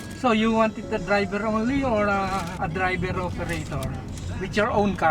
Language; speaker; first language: English; non-native, local second language; Filipino